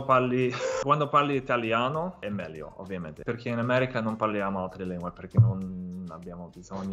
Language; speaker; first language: Italian; non-native, fluent; English